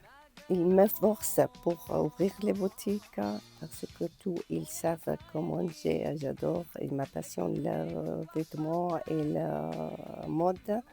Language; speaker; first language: French; non-native, learner; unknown